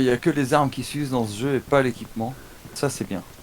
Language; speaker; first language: French; native; French